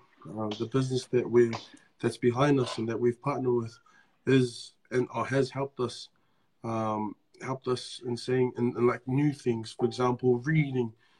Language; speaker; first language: English; native; English